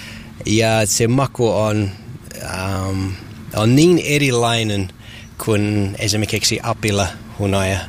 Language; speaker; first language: Finnish; non-native, learner; English